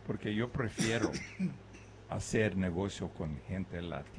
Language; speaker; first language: Spanish; early bilingual, other home language; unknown